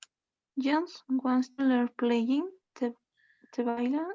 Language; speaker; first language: English; non-native, learner; Spanish